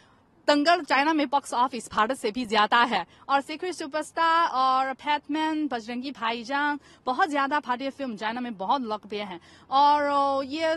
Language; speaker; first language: Hindi; non-native, fluent; Chinese